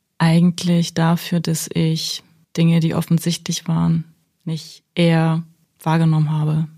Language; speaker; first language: German; early bilingual, other home language; Russian